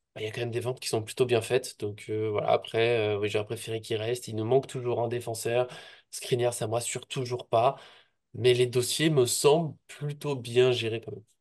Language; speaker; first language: French; native; French